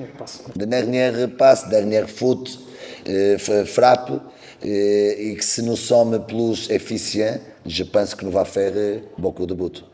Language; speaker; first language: French; non-native, learner; Portuguese